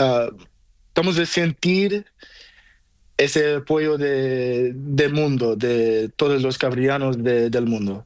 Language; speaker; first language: Spanish; non-native, learner; Portuguese